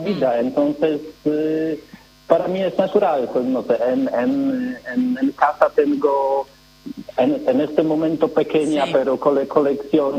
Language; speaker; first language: Spanish; non-native, learner; Polish